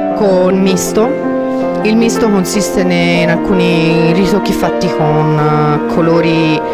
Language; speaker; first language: Italian; native; Italian